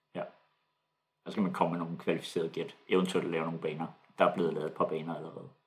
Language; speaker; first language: Danish; native; Danish